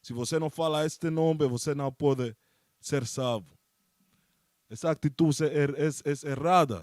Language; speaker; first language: Portuguese; non-native, fluent; Spanish